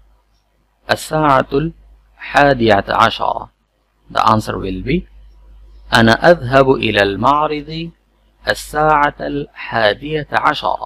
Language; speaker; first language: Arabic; non-native, fluent; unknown